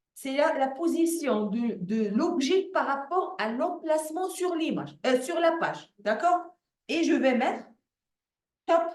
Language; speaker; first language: French; non-native, local second language; Arabic